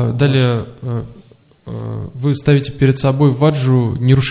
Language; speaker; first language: Russian; native; Russian